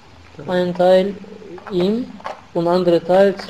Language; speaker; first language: German; non-native, learner; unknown